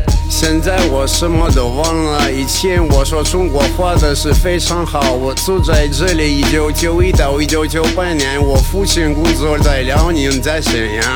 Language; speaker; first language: Chinese; non-native, learner; Russian